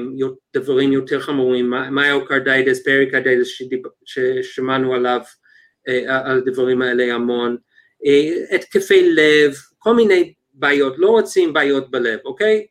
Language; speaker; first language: Hebrew; non-native, fluent; English